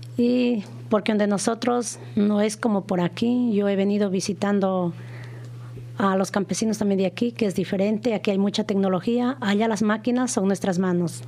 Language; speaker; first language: Spanish; native; Spanish